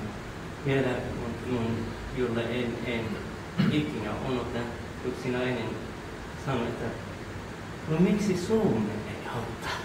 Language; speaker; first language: Finnish; non-native, learner; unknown